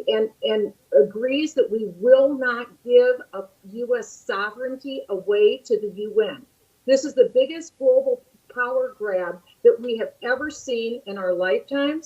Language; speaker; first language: English; native; English